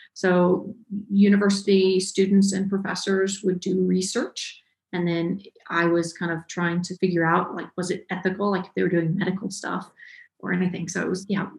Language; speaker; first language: English; native; English